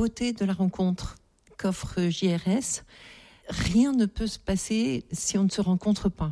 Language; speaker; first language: French; native; French